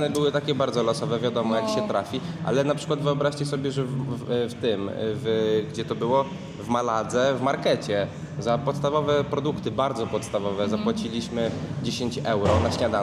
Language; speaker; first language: Polish; native; Polish